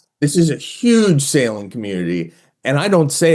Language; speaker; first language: English; native; English